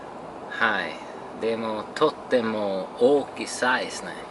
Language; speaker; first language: Japanese; non-native, learner; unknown